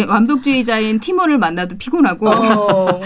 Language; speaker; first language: Korean; native; Korean